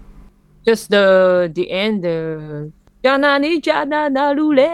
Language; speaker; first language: English; non-native, learner; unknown